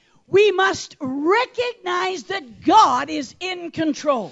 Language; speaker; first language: English; native; English